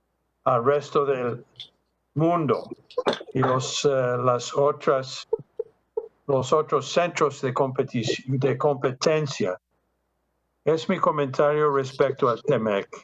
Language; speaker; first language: Spanish; non-native, fluent; English